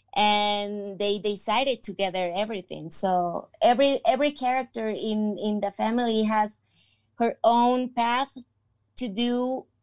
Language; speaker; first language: English; non-native, fluent; Spanish